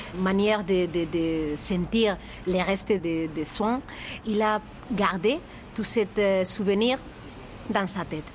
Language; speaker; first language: French; non-native, fluent; Spanish